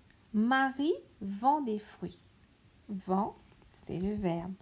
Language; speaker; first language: French; non-native, local second language; Morisyen